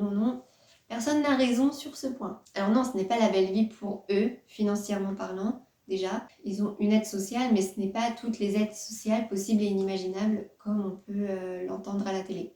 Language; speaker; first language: French; native; French